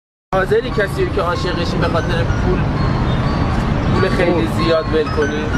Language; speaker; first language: Persian; native; Persian